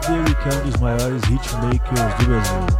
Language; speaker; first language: Portuguese; native; Portuguese